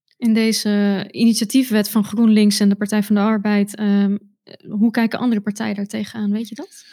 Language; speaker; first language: Dutch; native; Dutch